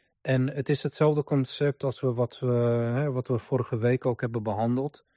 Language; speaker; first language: Dutch; non-native, fluent; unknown